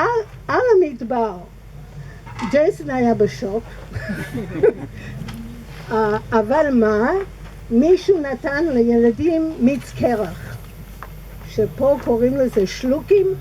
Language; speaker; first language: Hebrew; non-native, fluent; English